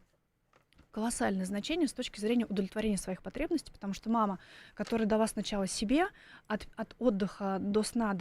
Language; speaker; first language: Russian; native; Russian